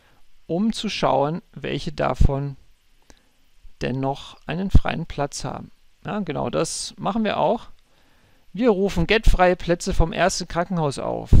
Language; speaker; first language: German; native; German